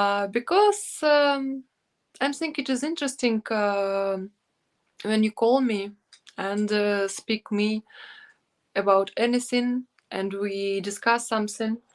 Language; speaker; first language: English; non-native, learner; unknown